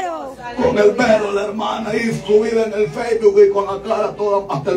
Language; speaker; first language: Spanish; native; Spanish